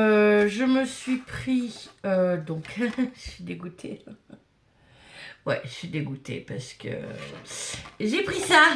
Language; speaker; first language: French; native; French